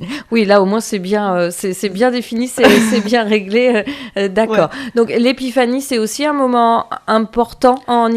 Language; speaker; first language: French; native; French